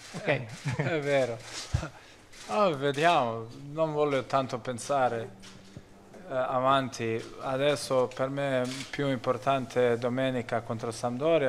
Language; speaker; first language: Italian; non-native, learner; Bosnian